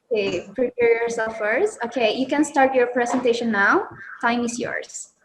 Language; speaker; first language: English; non-native, learner; Indonesian